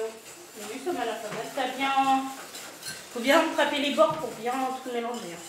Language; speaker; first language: French; native; French